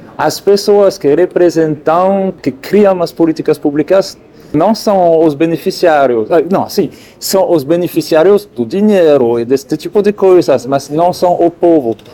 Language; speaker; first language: Portuguese; non-native, fluent; French